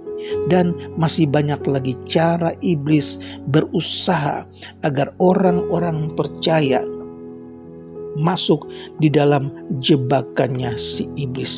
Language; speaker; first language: Indonesian; native; Indonesian